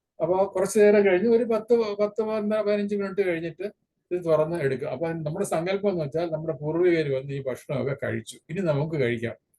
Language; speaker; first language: Malayalam; native; Malayalam